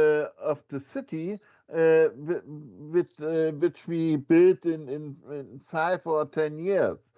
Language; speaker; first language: English; non-native, fluent; German